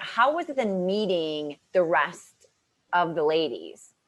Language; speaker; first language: English; native; English